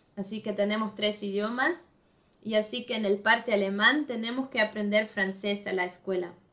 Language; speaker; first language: Spanish; non-native, fluent; Swiss German